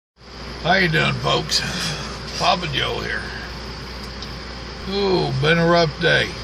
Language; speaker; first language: English; native; English